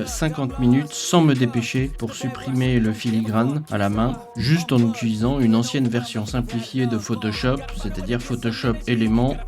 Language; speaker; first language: French; native; French